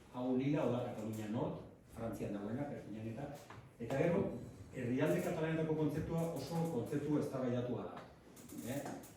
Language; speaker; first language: Basque; non-native, fluent; Catalan